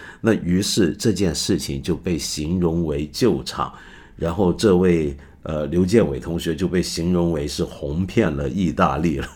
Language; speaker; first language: Chinese; non-native, local second language; Cantonese